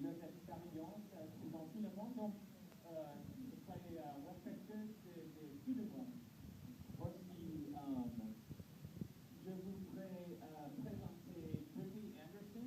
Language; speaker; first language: French; non-native, learner; English